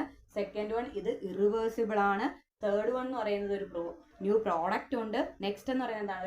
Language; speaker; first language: Malayalam; native; Malayalam